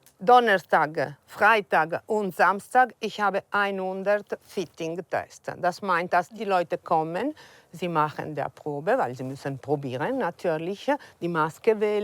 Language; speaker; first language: German; non-native, learner; Italian